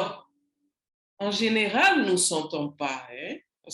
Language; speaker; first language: French; non-native, learner; Spanish